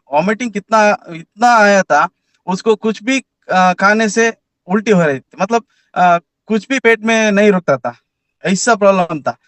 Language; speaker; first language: Hindi; non-native, local second language; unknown